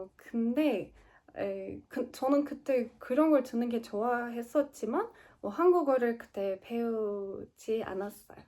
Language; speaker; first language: Korean; non-native, learner; Turkish